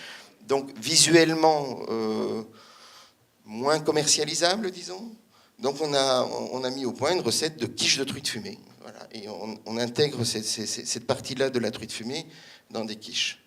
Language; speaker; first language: French; native; French